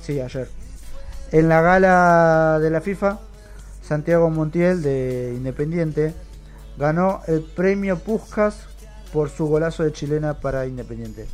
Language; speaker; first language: Spanish; native; Spanish